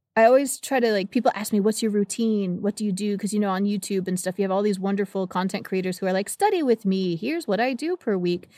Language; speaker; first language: English; native; English